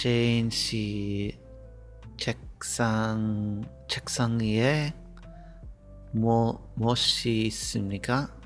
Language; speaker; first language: Korean; non-native, learner; English